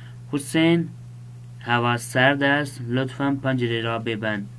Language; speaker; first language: Persian; non-native, fluent; Urdu